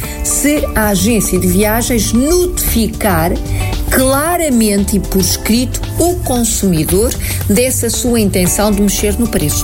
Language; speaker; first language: Portuguese; native; Portuguese